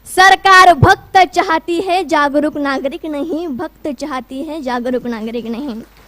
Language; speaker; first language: Hindi; non-native, local second language; Marathi